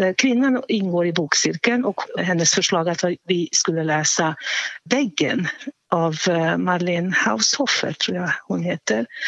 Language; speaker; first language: Swedish; non-native, fluent; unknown